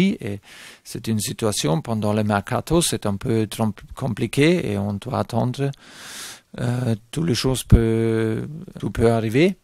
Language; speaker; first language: French; non-native, fluent; German